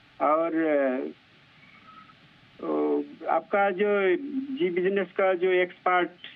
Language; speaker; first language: Hindi; non-native, local second language; Bangla